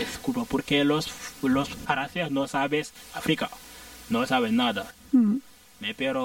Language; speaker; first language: Spanish; non-native, learner; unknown